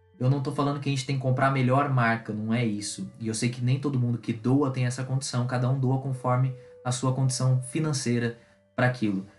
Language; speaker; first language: Portuguese; native; Portuguese